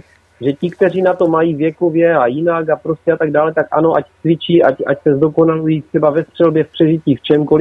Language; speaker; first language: Czech; native; Czech